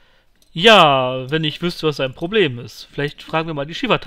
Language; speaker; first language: German; native; German